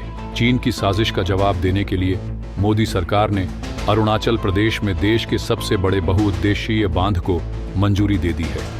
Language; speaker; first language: Hindi; native; Hindi